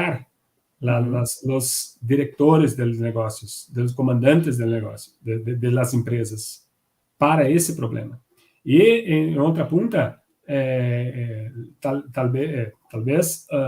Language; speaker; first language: Spanish; non-native, fluent; Portuguese